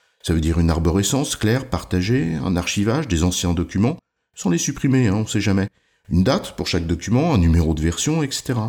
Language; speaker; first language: French; native; French